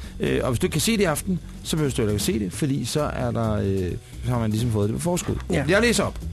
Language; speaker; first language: Danish; native; Danish